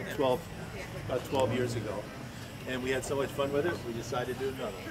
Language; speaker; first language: English; native; English